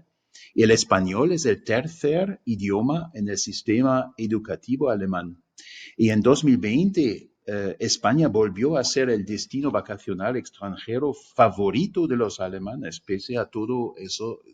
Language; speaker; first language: Spanish; non-native, fluent; German